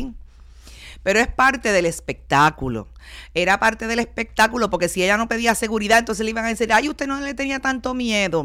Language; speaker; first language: Spanish; native; Spanish